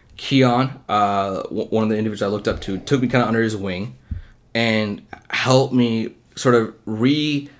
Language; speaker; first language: English; early bilingual, other home language; Hindi